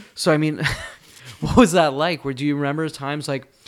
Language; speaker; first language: English; native; English